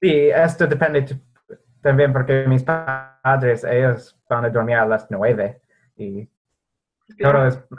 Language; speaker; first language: Spanish; non-native, fluent; English